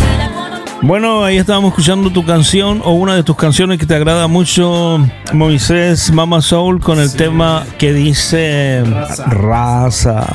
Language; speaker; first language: Spanish; native; Spanish